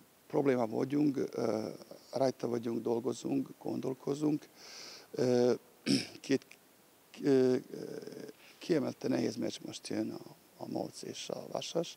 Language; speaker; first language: Hungarian; non-native, learner; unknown